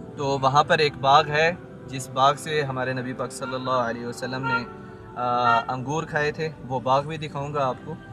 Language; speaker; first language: Urdu; native; Urdu